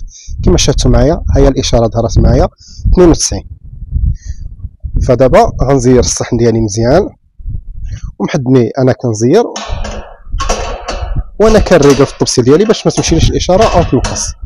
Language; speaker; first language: Arabic; native; Arabic